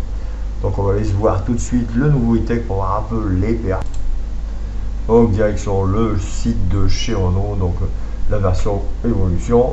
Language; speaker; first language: French; native; French